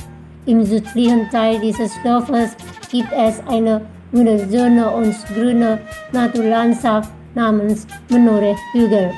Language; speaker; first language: German; non-native, fluent; Indonesian